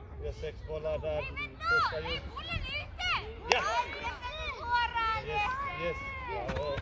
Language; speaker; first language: Swedish; non-native, fluent; Serbian